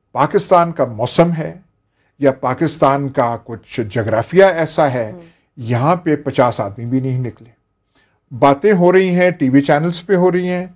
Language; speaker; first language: Urdu; native; Urdu